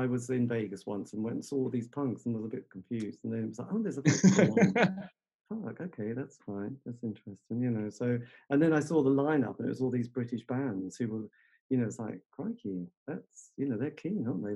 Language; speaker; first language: English; native; English